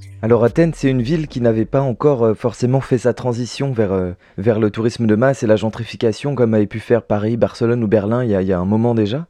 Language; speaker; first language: French; native; French